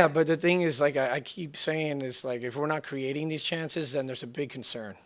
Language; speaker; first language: English; native; English